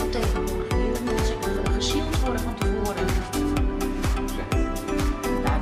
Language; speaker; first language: Dutch; native; Dutch